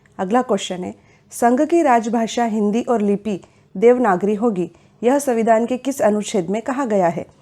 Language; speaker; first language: Hindi; native; Hindi